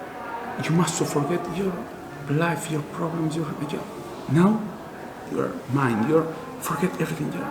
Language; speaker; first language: English; non-native, learner; Spanish